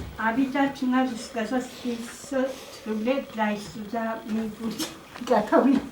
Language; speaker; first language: Russian; non-native, local second language; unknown